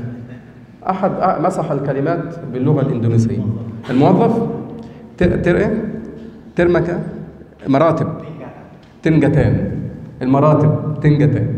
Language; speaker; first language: Arabic; native; Arabic